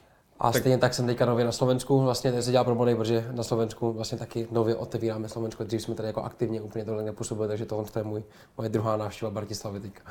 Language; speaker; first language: Czech; native; Czech